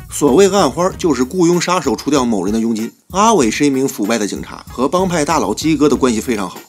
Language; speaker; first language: Chinese; native; Chinese